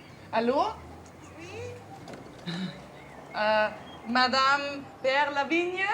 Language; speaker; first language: French; non-native, learner; German